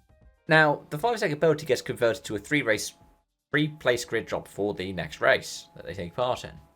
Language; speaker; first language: English; native; English